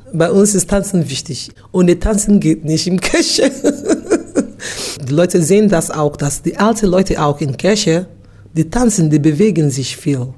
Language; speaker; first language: German; non-native, learner; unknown